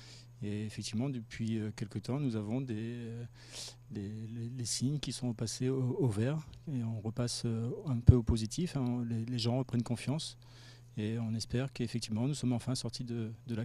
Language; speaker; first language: French; native; French